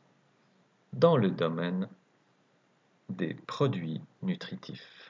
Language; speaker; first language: French; native; French